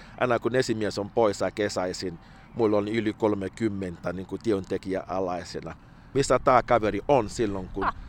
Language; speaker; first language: Finnish; non-native, fluent; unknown